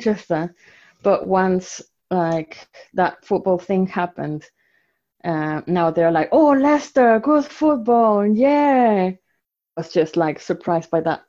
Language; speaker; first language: English; non-native, fluent; Spanish